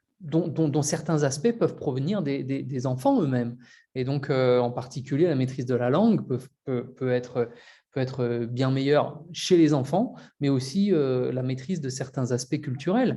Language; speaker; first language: French; native; French